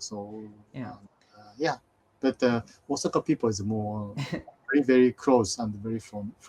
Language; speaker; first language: English; non-native, fluent; Japanese